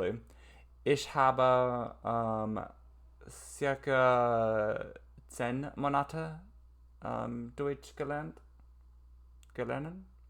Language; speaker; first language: German; non-native, learner; English